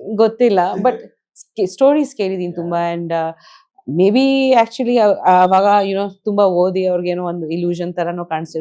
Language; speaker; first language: Kannada; non-native, fluent; Bangla